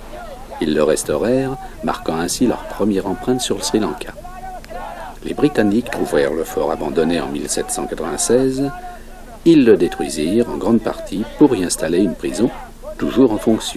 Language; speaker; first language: French; native; French